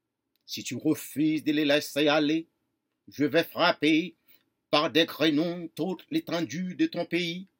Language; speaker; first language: French; non-native, local second language; Haitian Creole